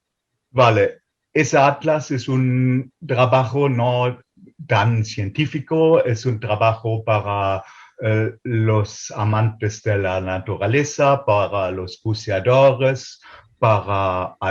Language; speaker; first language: Spanish; non-native, fluent; German